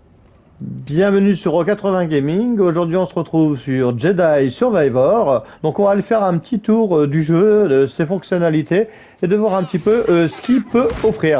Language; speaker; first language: French; native; French